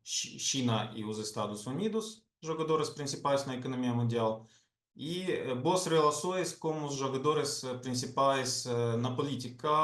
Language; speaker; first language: Portuguese; non-native, fluent; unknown